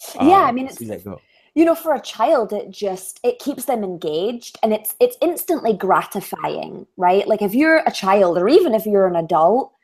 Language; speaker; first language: English; native; English